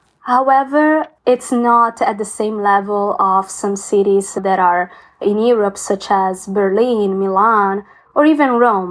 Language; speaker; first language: English; non-native, fluent; Italian